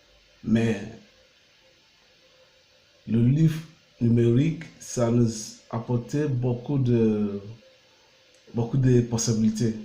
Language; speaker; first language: French; non-native, learner; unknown